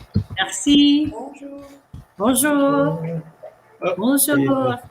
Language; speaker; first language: French; non-native, fluent; English